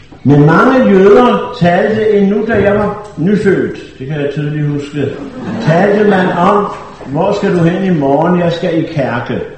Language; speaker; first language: Danish; native; Danish